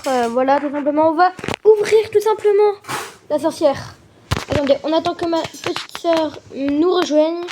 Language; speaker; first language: French; native; French